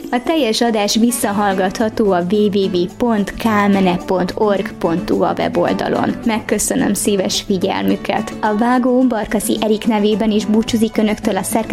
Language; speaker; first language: Hungarian; native; Hungarian